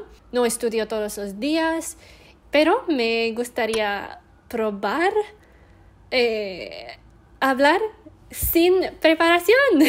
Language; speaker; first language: Spanish; non-native, learner; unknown